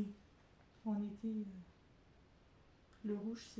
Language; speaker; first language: French; native; French